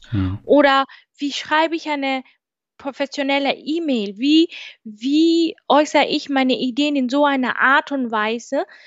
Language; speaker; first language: German; non-native, fluent; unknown